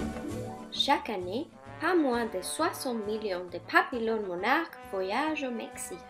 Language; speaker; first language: French; non-native, learner; Spanish